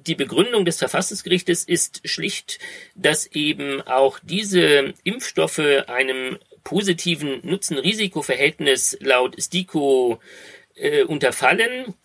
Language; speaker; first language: German; native; German